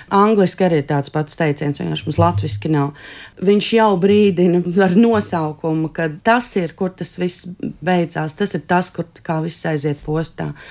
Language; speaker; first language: Latvian; native; Latvian